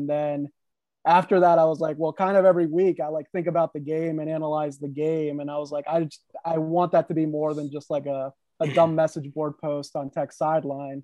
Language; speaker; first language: English; native; English